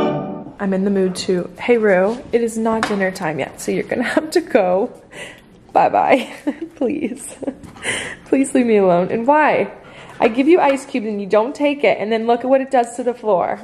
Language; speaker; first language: English; native; English